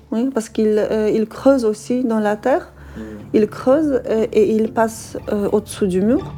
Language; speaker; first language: French; non-native, fluent; Polish